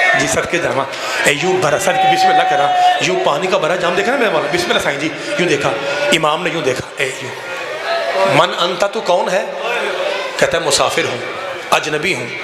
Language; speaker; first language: Urdu; non-native, local second language; Punjabi